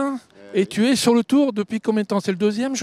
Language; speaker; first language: French; native; French